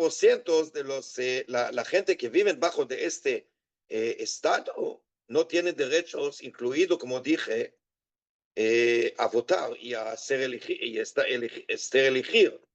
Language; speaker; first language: Spanish; non-native, fluent; Hebrew